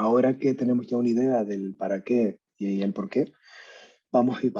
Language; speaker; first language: Spanish; native; Spanish